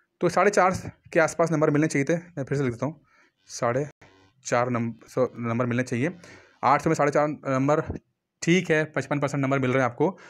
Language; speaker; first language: Hindi; native; Hindi